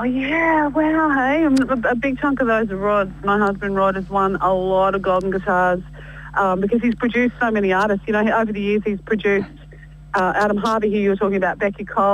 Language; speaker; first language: English; native; English